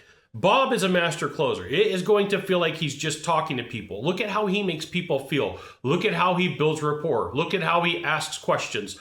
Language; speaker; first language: English; native; English